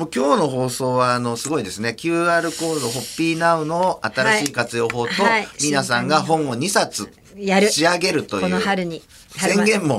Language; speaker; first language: Japanese; native; Japanese